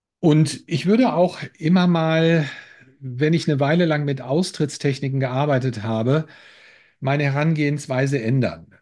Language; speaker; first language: German; native; German